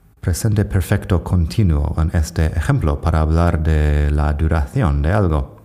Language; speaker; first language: Spanish; non-native, fluent; English